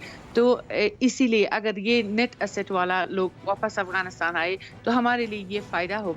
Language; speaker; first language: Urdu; non-native, fluent; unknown